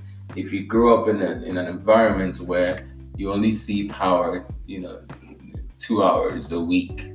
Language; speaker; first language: English; non-native, local second language; Igbo